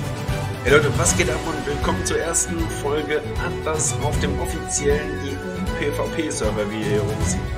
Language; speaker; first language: German; native; German